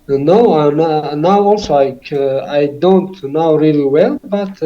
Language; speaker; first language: English; non-native, learner; Tajik